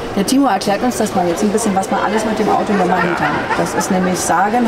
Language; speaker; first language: German; native; German